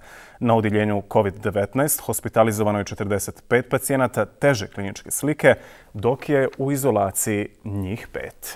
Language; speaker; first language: Serbian; native; Serbian